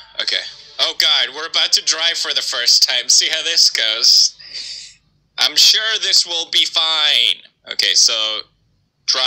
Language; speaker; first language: English; native; English